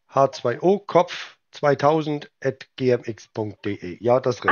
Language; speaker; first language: German; native; German